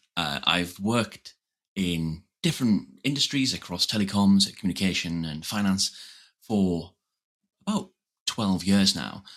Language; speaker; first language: English; native; English